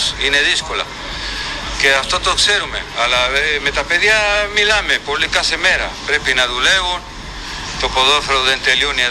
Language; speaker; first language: Greek; non-native, fluent; Spanish